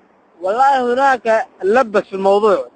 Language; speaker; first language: Arabic; non-native, learner; Somali